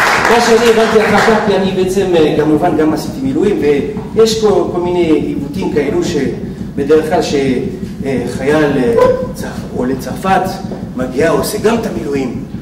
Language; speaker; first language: Hebrew; non-native, fluent; French